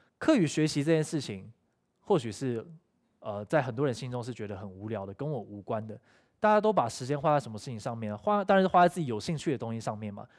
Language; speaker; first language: Chinese; native; Chinese